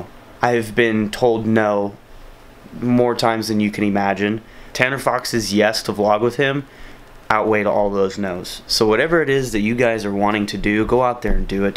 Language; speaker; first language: English; native; English